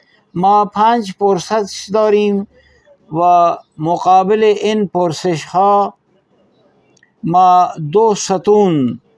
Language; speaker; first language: Persian; non-native, fluent; Urdu